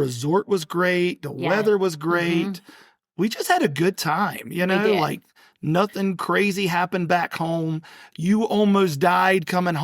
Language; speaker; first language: English; native; English